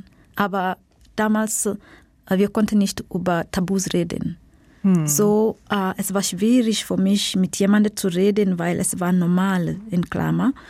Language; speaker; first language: German; non-native, fluent; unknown